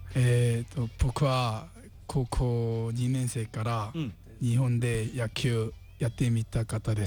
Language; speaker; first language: Japanese; non-native, learner; Korean